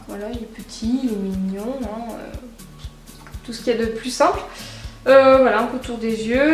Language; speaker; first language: French; native; French